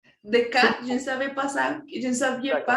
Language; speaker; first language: French; non-native, fluent; Spanish